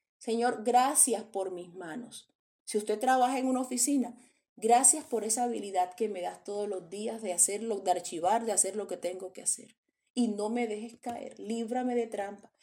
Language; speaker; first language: Spanish; native; Spanish